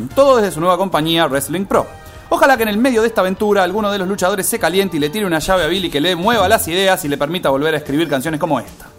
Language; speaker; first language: Spanish; native; Spanish